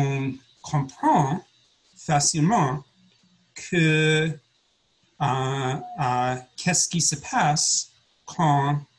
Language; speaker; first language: French; non-native, learner; English